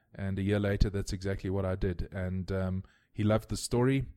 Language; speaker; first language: English; native; English